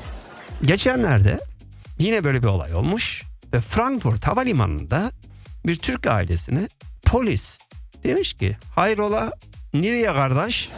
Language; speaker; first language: Turkish; early bilingual, other home language; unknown